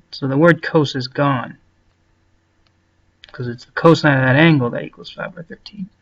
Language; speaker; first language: English; native; English